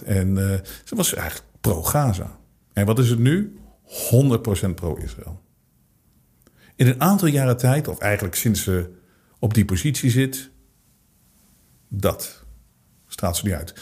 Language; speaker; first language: Dutch; native; Dutch